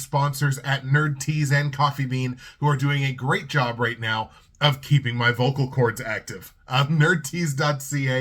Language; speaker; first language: English; native; English